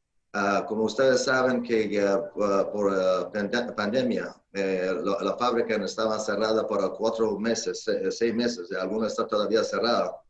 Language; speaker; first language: Spanish; non-native, learner; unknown